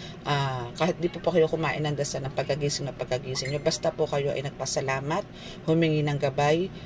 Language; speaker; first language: Filipino; native; Filipino